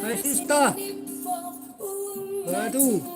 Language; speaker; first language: Danish; non-native, local second language; Kalaallisut